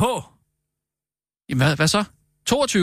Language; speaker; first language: Danish; native; Danish